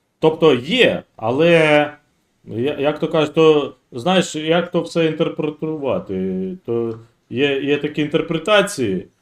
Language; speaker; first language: Ukrainian; non-native, local second language; Russian